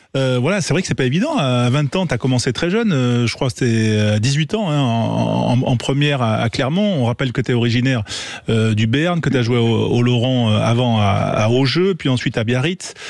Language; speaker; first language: French; native; French